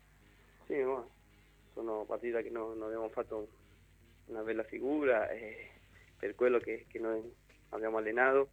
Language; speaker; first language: Italian; non-native, learner; Spanish